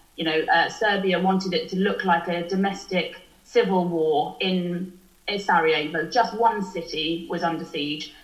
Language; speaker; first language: English; native; English